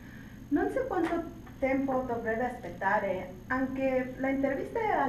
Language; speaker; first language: Italian; non-native, learner; English